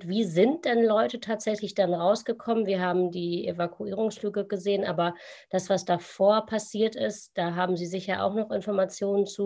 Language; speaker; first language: German; native; German